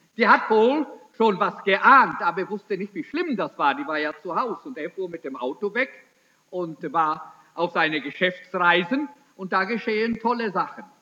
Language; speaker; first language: German; early bilingual, heritage; German